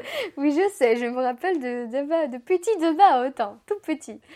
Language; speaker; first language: French; non-native, fluent; Romanian